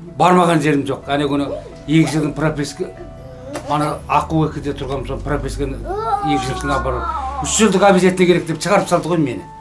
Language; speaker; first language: Kazakh; early bilingual, heritage; Kazakh